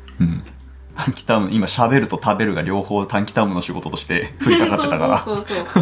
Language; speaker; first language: Japanese; native; Japanese